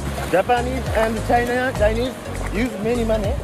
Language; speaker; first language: English; non-native, learner; Thai